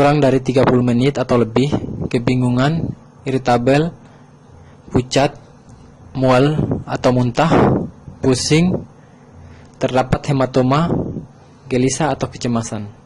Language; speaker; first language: Indonesian; native; Indonesian